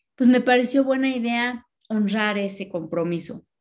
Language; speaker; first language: Spanish; native; Spanish